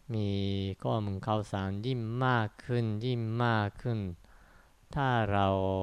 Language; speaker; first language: Thai; non-native, fluent; Japanese